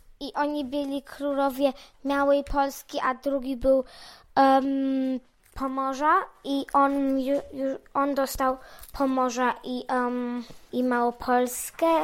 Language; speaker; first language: Polish; early bilingual, heritage; Polish